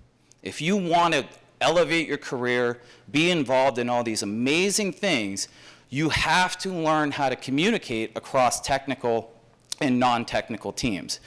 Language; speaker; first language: English; native; English